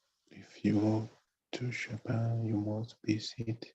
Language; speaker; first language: English; non-native, learner; Spanish